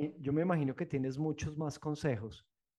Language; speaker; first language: Spanish; native; Spanish